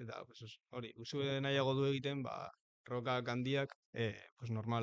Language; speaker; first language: Basque; non-native, local second language; Spanish